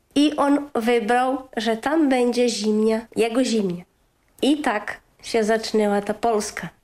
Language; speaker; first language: Polish; early bilingual, heritage; Polish